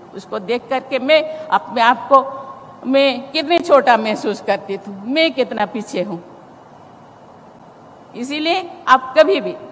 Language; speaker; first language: Hindi; non-native, local second language; Santali